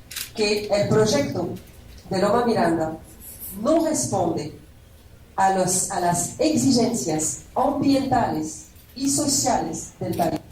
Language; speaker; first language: Spanish; non-native, fluent; French